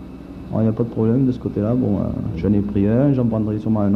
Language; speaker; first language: French; native; French